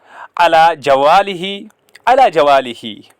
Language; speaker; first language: Arabic; non-native, fluent; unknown